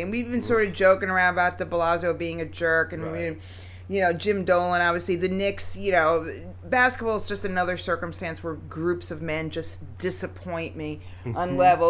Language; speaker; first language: English; native; English